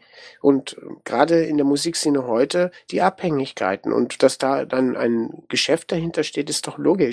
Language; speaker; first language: German; native; German